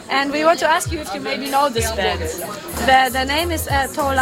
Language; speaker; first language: English; non-native, learner; German